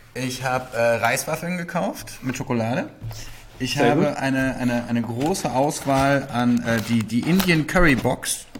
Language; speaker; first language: German; early bilingual, other home language; Persian